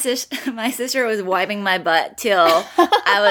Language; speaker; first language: English; non-native, fluent; Chinese